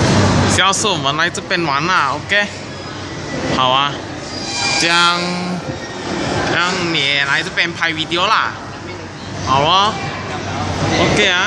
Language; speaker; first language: Chinese; native; Chinese